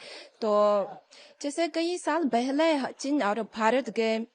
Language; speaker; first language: Hindi; non-native, fluent; Chinese